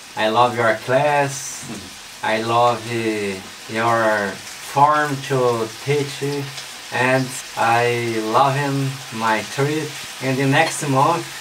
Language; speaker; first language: English; non-native, learner; Portuguese